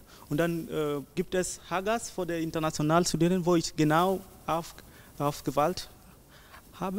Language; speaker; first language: German; non-native, learner; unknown